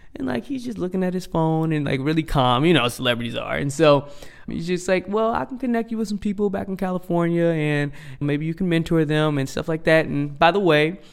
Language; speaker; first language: English; native; English